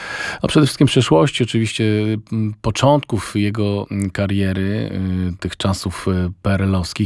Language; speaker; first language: Polish; native; Polish